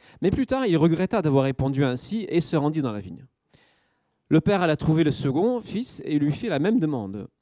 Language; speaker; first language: French; native; French